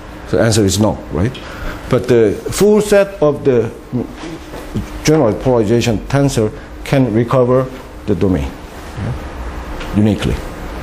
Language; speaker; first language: English; non-native, fluent; Korean